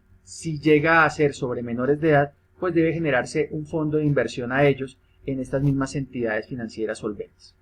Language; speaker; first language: Spanish; native; Spanish